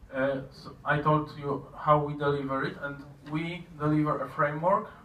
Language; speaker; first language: English; non-native, fluent; Polish